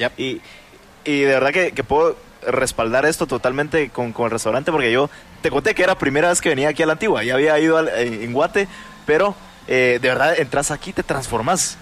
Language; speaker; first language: Spanish; native; Spanish